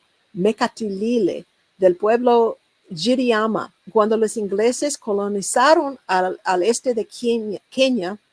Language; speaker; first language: Spanish; non-native, learner; English